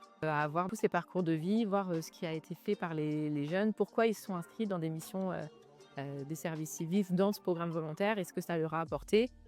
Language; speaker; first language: French; native; French